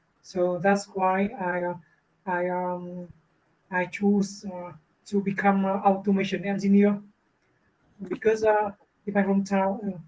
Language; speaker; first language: English; non-native, learner; Vietnamese